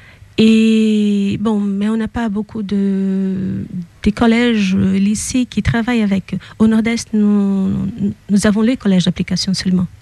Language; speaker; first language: French; non-native, fluent; Portuguese